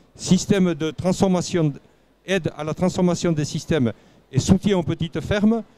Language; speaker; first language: French; native; French